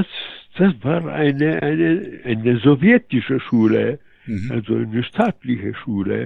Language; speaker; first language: German; non-native, fluent; Polish